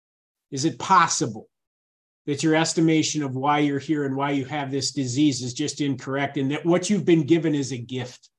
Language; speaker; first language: English; native; English